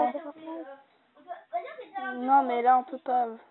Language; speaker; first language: French; native; French